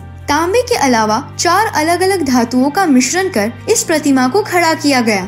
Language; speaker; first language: Hindi; native; Hindi